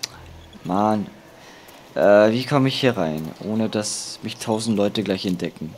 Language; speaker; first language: German; native; German